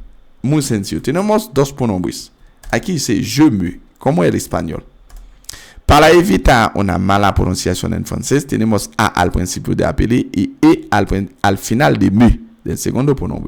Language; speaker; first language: Spanish; non-native, fluent; French